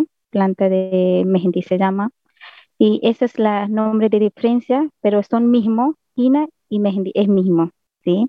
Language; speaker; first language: Spanish; non-native, learner; Hindi